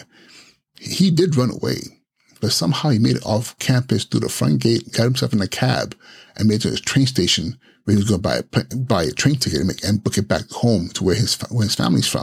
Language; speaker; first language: English; non-native, local second language; Igbo